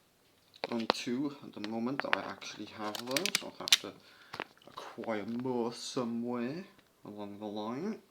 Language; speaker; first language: English; native; English